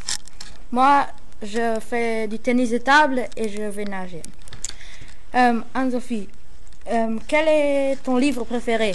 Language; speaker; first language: French; non-native, local second language; Luxembourgish